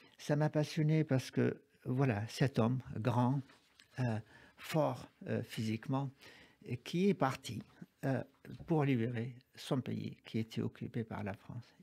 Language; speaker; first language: French; non-native, fluent; Arabic